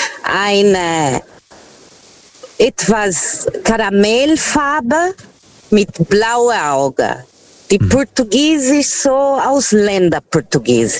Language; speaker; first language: German; non-native, fluent; Portuguese